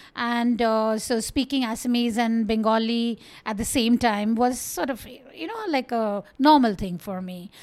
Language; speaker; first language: English; non-native, local second language; Bangla